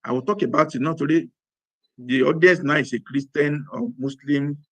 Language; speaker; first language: English; non-native, local second language; Yoruba